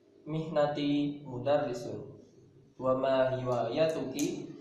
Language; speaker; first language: Arabic; non-native, learner; Indonesian